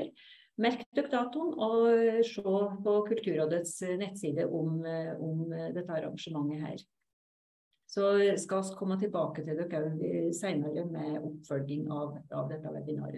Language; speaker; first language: Norwegian; native; Norwegian